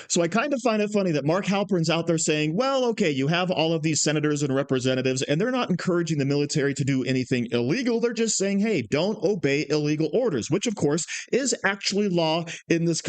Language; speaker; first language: English; native; English